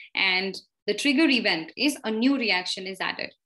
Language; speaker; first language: English; non-native, local second language; Hindi